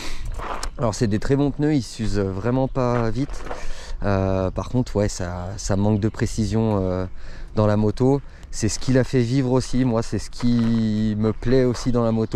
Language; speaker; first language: French; native; French